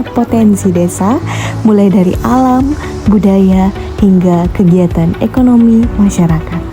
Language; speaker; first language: Indonesian; native; Indonesian